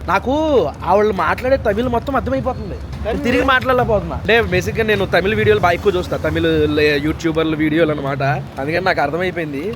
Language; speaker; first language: Telugu; native; Telugu